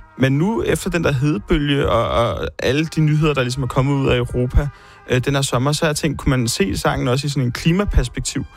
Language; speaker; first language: Danish; early bilingual, other home language; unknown